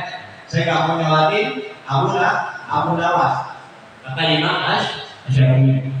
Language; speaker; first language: Indonesian; native; Indonesian